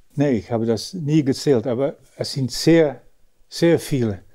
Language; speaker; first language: German; early bilingual, other home language; Dutch